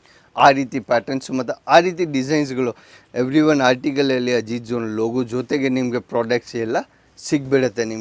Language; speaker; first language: Kannada; non-native, local second language; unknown